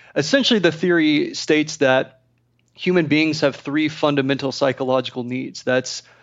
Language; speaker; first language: English; native; English